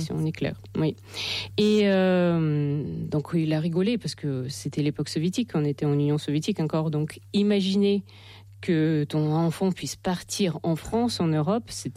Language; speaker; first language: French; non-native, fluent; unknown